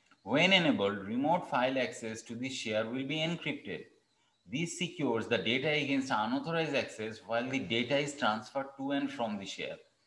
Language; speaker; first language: English; non-native, local second language; Bangla